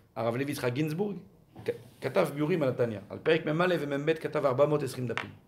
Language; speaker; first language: Hebrew; non-native, fluent; French